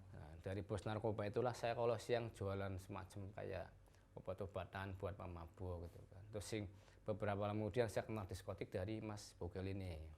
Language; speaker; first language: Indonesian; non-native, local second language; Javanese